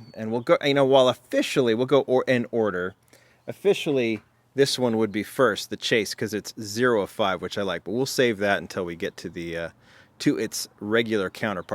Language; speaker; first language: English; native; English